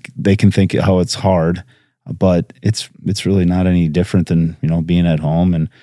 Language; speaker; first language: English; native; English